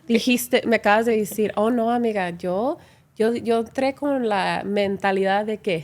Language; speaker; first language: Spanish; early bilingual, heritage; Spanish